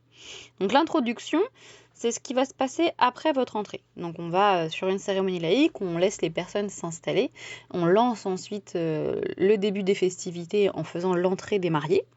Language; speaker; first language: French; native; French